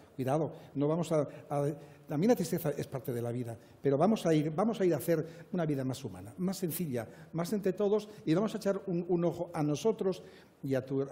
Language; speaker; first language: Spanish; native; Spanish